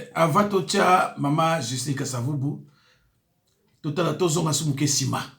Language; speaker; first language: Lingala; non-native, local second language; Kongo